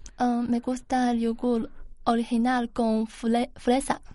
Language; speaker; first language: Spanish; non-native, learner; Chinese